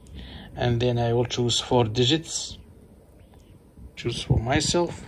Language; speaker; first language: English; non-native, fluent; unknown